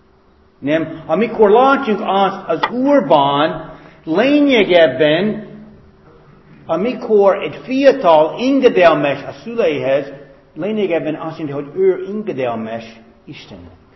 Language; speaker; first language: Hungarian; non-native, fluent; English